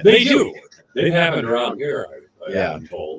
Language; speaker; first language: English; native; English